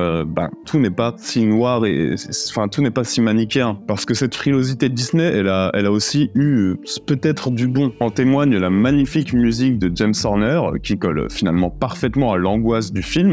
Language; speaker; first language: French; native; French